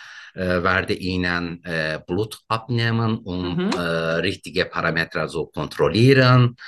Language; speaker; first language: German; non-native, learner; Turkish